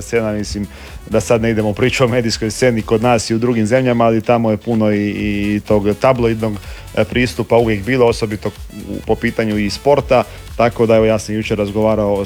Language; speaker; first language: Serbian; native; Serbian